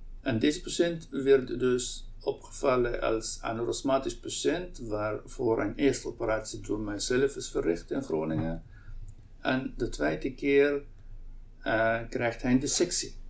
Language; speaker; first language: Dutch; non-native, local second language; Arabic